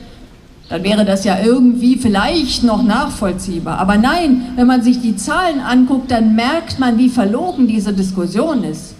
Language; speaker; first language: German; native; German